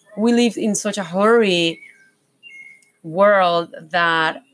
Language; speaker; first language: English; non-native, fluent; Spanish